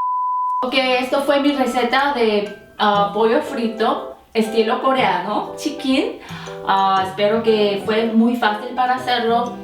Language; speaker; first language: Spanish; non-native, fluent; Korean